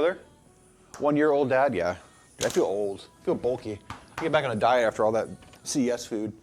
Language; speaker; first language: English; native; English